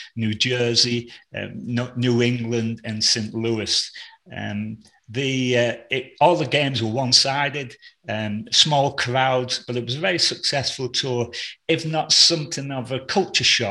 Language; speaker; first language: English; native; English